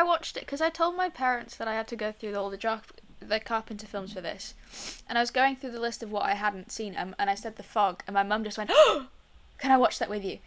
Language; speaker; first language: English; native; English